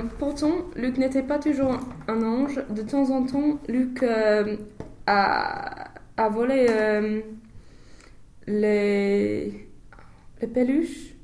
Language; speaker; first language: French; non-native, learner; English